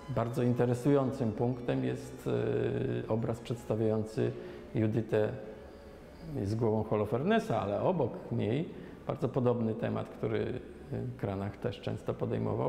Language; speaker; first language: Polish; native; Polish